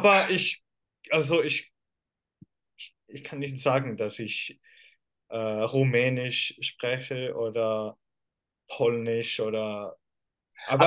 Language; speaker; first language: German; non-native, fluent; Finnish